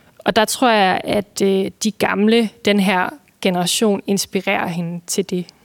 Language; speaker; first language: Danish; native; Danish